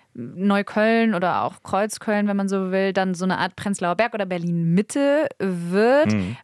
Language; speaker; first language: German; native; German